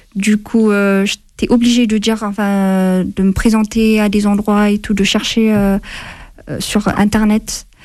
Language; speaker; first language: French; non-native, fluent; Amharic